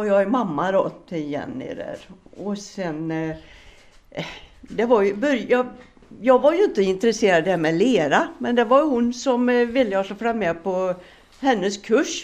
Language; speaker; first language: Swedish; native; Swedish